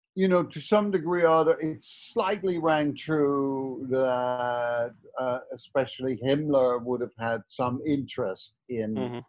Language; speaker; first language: English; non-native, fluent; Dutch